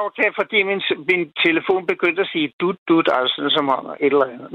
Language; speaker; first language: Danish; native; Danish